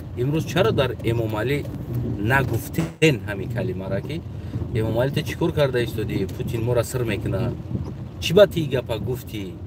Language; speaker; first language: Tajik; non-native, local second language; Uzbek